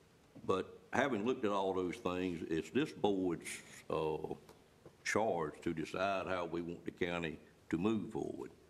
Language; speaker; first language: English; native; English